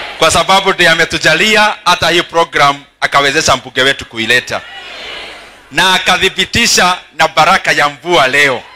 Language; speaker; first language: Swahili; non-native, local second language; Kikuyu